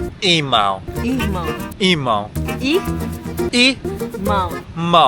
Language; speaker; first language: Portuguese; non-native, learner; Korean